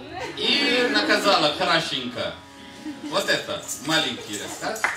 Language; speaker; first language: Russian; non-native, fluent; Hindi